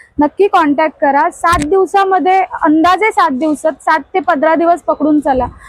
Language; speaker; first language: Marathi; native; Marathi